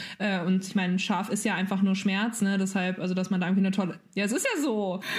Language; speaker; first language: German; native; German